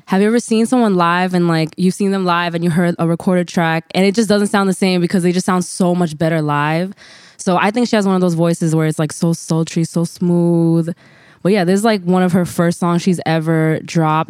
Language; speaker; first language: English; native; English